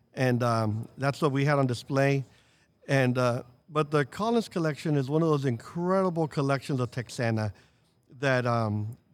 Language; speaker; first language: English; native; English